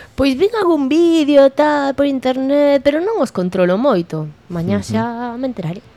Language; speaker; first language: Galician; non-native, local second language; Spanish